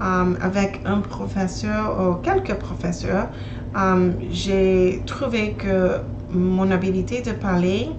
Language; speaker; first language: French; non-native, learner; English